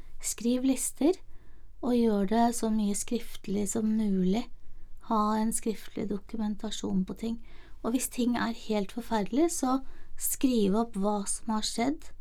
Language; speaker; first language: Norwegian; native; Norwegian